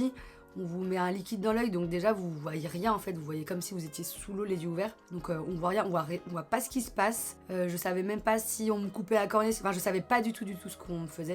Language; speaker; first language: French; native; French